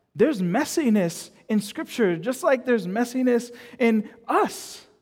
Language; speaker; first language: English; native; English